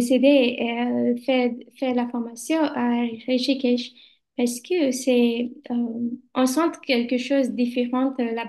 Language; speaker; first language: French; non-native, learner; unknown